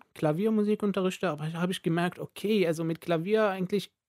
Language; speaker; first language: German; non-native, fluent; Arabic